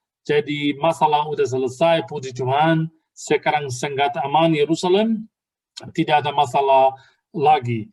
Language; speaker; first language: Indonesian; non-native, fluent; Arabic